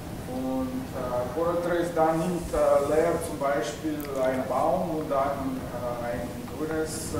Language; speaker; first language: German; non-native, fluent; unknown